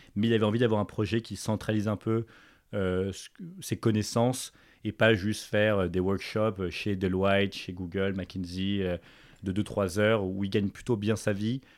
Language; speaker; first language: French; native; French